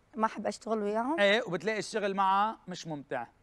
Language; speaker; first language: Arabic; native; Arabic